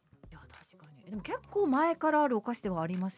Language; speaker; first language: Japanese; native; Japanese